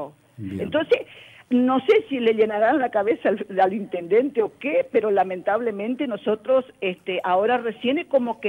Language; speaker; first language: Spanish; native; Spanish